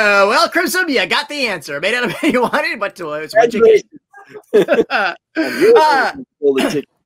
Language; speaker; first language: English; native; English